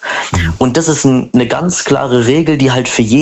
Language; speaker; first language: German; native; German